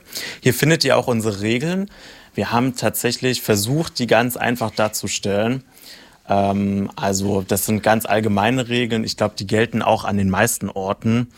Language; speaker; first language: German; native; German